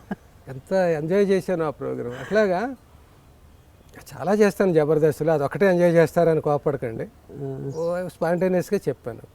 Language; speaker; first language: Telugu; native; Telugu